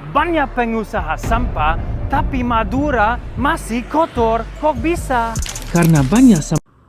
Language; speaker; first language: Indonesian; non-native, fluent; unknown